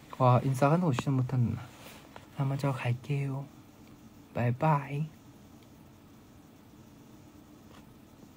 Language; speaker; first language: Korean; non-native, fluent; Thai